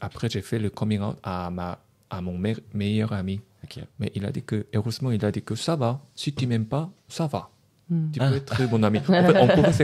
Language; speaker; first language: French; non-native, learner; Korean